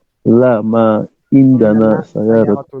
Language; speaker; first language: Arabic; non-native, learner; French